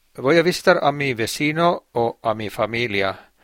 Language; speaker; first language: Spanish; non-native, fluent; Finnish